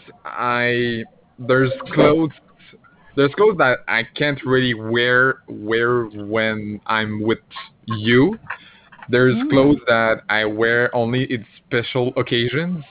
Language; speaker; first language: English; non-native, fluent; French